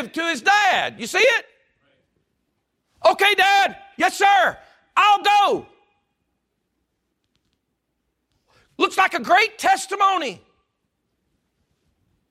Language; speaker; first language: English; native; English